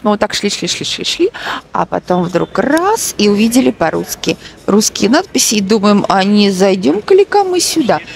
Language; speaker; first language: Russian; native; Russian